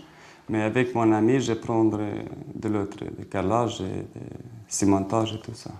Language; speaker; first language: French; non-native, learner; Ukrainian